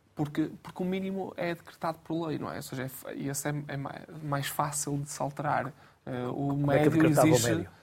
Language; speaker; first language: Portuguese; native; Portuguese